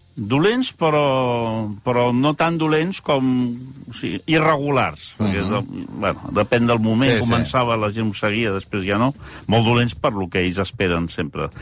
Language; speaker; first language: Catalan; native; Catalan